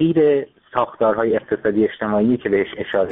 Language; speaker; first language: Persian; native; Persian